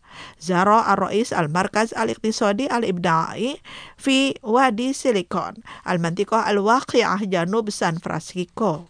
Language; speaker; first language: Arabic; non-native, fluent; Indonesian